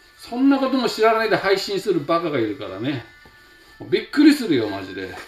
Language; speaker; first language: Japanese; native; Japanese